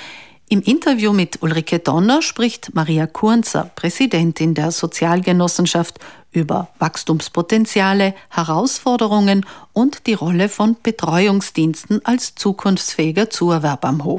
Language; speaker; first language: German; native; German